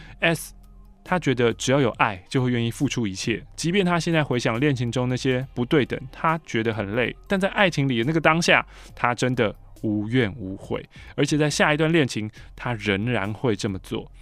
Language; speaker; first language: Chinese; native; Chinese